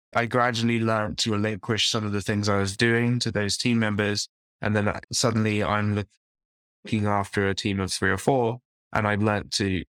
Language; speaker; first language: English; native; English